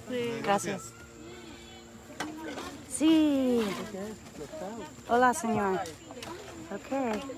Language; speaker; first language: Spanish; non-native, learner; English